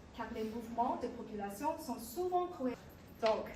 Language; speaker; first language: French; non-native, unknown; English